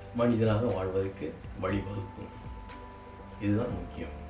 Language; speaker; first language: Tamil; native; Tamil